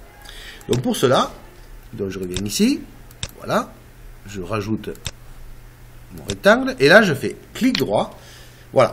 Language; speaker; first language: French; native; French